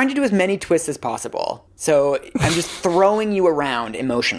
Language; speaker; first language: English; native; English